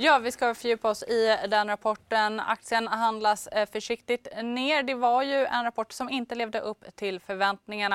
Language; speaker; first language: Swedish; native; Swedish